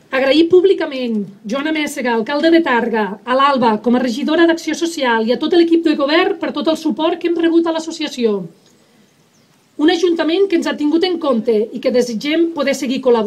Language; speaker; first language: Catalan; native; Catalan